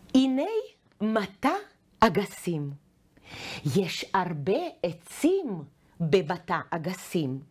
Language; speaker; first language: Hebrew; non-native, fluent; Ukrainian